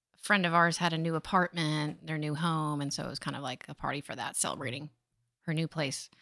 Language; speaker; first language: English; native; English